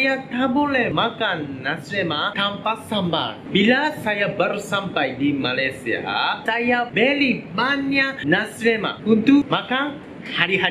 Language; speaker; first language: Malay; non-native, learner; Japanese